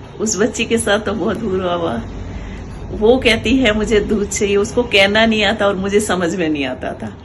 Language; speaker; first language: Hindi; native; Hindi